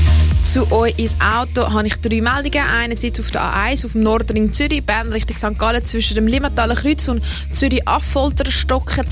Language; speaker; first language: German; native; German